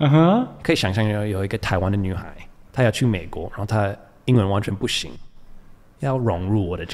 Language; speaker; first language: Chinese; non-native, fluent; English